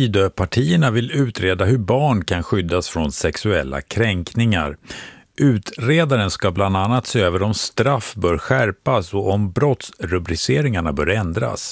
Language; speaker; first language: Swedish; native; Swedish